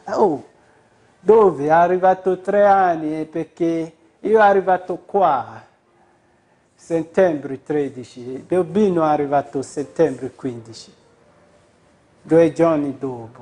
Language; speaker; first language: Italian; non-native, learner; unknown